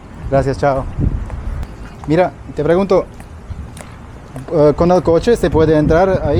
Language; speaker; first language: Spanish; non-native, learner; Slovak